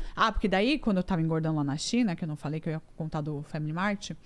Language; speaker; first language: Portuguese; native; Portuguese